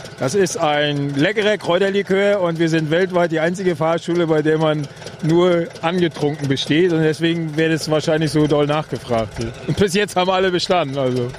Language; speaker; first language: German; native; German